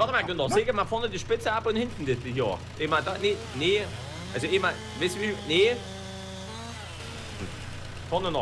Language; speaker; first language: German; native; German